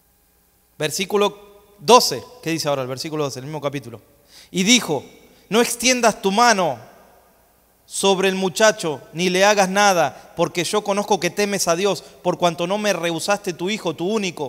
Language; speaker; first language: Spanish; native; Spanish